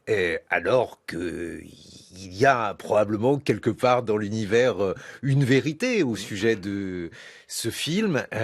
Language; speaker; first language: French; native; French